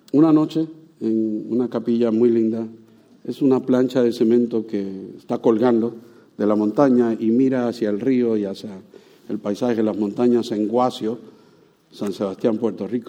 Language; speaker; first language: Spanish; native; Spanish